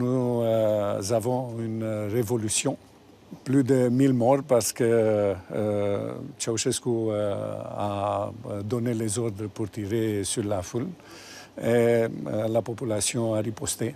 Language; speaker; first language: French; non-native, fluent; Romanian